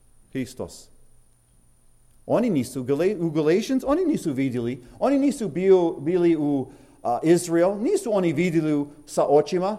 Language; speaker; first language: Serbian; early bilingual, heritage; English